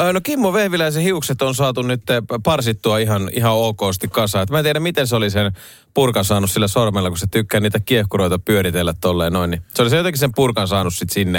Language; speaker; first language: Finnish; native; Finnish